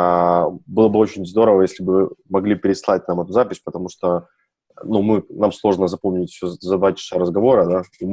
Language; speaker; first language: Russian; native; Russian